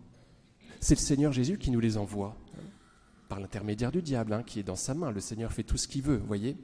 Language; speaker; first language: French; native; French